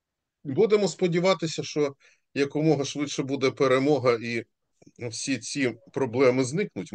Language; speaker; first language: Ukrainian; native; Ukrainian